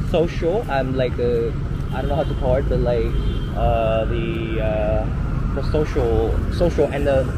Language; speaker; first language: English; non-native, fluent; Vietnamese